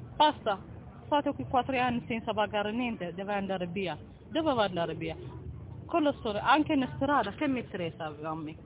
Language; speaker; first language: Italian; non-native, learner; Tigrinya